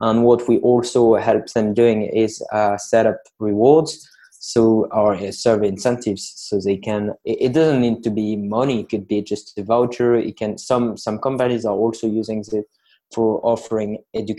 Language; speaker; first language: English; non-native, fluent; French